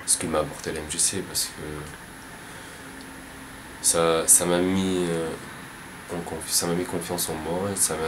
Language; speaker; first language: French; non-native, fluent; Arabic